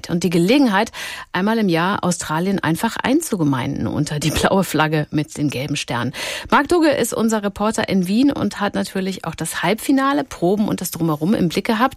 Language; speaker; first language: German; native; German